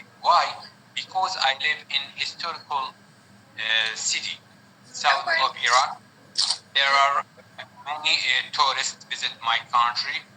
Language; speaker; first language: English; non-native, learner; Arabic